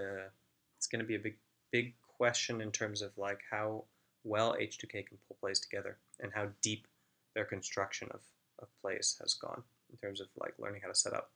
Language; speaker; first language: English; native; English